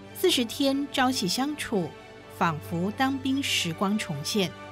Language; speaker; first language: Chinese; native; Chinese